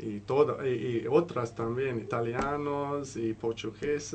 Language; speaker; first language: Spanish; non-native, learner; English